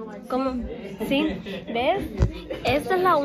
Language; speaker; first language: Spanish; early bilingual, other home language; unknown